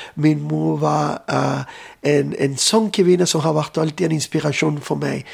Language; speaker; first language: Norwegian; non-native, fluent; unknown